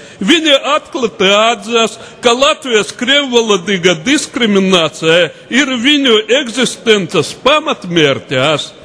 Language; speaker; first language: Latvian; non-native, local second language; Russian